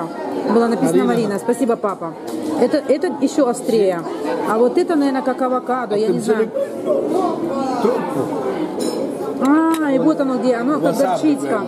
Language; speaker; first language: Russian; native; Russian